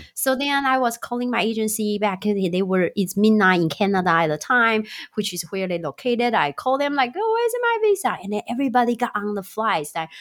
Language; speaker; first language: English; non-native, fluent; Chinese